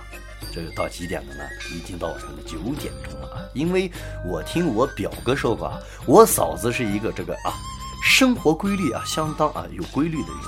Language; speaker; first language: Chinese; native; Chinese